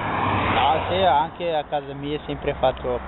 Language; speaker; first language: Italian; non-native, learner; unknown